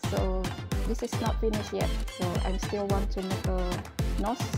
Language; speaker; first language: English; non-native, learner; Indonesian